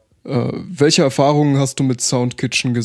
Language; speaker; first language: German; native; German